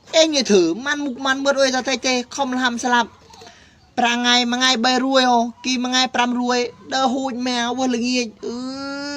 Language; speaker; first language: Khmer; native; Khmer